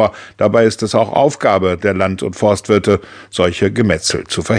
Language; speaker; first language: German; native; German